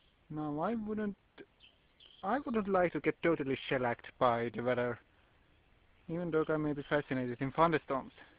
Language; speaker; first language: English; non-native, fluent; Estonian